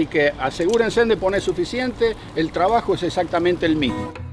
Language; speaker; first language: Spanish; native; Spanish